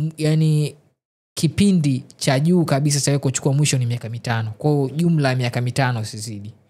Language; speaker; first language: Swahili; native; Swahili